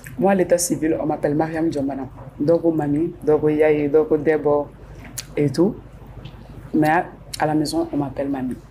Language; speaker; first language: French; non-native, local second language; Soninke